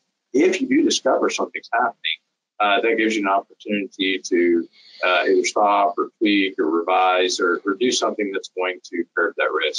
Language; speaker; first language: English; native; English